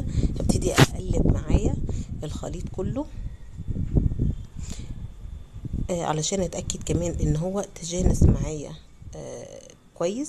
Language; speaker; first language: Arabic; native; Arabic